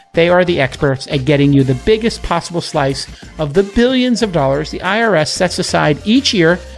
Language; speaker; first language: English; native; English